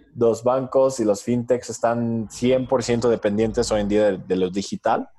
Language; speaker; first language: Spanish; non-native, fluent; English